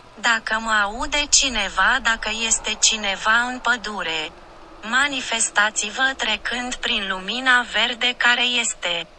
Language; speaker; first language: Romanian; non-native, learner; French